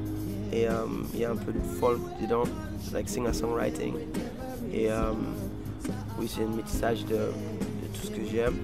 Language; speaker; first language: French; non-native, fluent; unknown